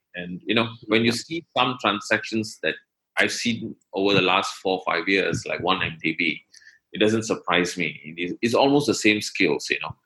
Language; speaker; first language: English; non-native, local second language; Tamil